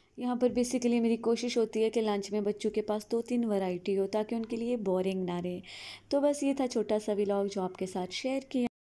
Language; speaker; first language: Hindi; native; Hindi